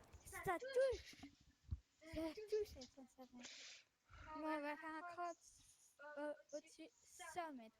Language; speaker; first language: French; native; French